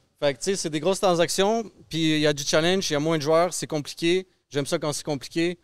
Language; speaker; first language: French; early bilingual, other home language; Russian